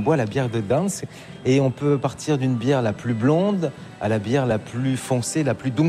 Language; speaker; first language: French; native; French